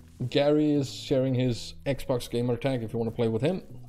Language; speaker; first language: English; non-native, fluent; Danish